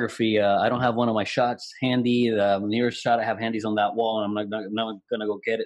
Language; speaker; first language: English; non-native, fluent; Spanish